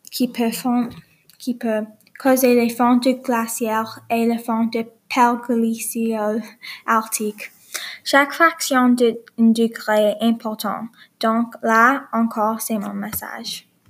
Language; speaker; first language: French; non-native, learner; English